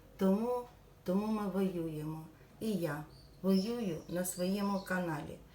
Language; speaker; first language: Ukrainian; non-native, local second language; Russian